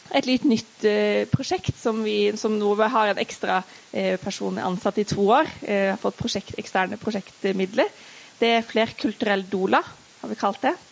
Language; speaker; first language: Norwegian; native; Norwegian